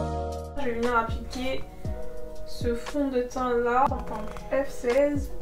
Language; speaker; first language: French; native; French